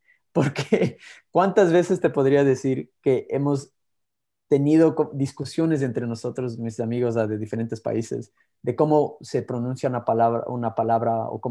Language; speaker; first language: Spanish; early bilingual, heritage; Spanish